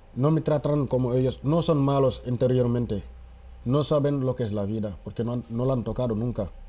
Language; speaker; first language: Spanish; non-native, fluent; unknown